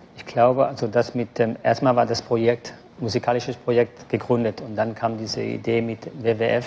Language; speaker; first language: German; non-native, fluent; English